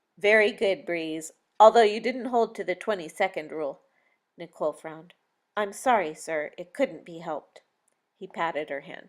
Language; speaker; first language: English; native; English